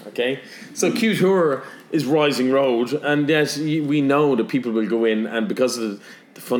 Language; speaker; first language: English; native; English